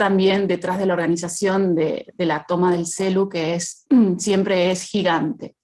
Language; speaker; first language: Spanish; native; Spanish